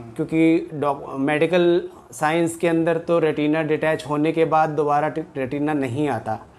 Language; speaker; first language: Hindi; native; Hindi